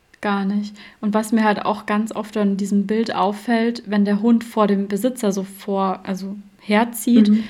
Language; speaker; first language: German; native; German